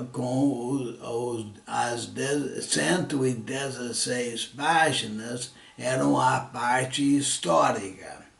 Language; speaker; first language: Portuguese; early bilingual, other home language; English